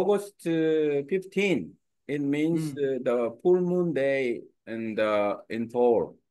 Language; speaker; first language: English; non-native, learner; Korean